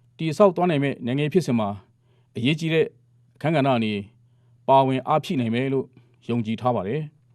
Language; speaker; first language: Burmese; non-native, local second language; Mon